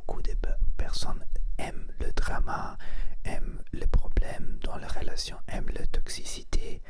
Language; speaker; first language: French; non-native, learner; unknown